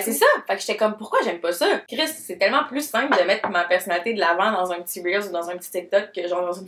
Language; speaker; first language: French; native; French